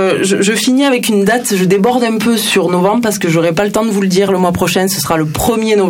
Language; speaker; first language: French; native; French